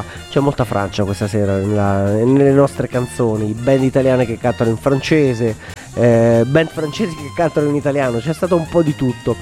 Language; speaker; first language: Italian; native; Italian